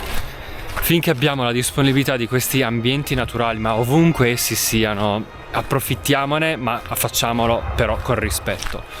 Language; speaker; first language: Italian; native; Italian